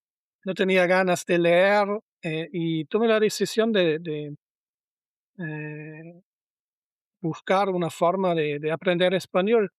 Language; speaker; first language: Spanish; non-native, learner; German